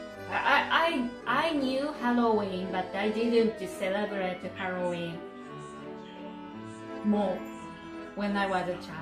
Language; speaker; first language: English; non-native, learner; Japanese